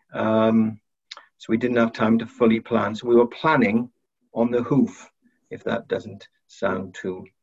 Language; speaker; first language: English; native; English